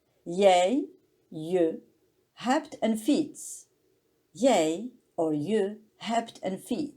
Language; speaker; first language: Dutch; non-native, learner; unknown